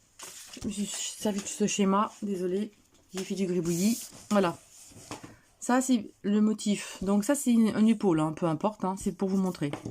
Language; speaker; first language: French; native; French